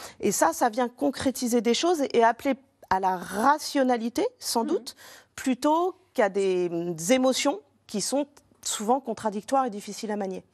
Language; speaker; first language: French; native; French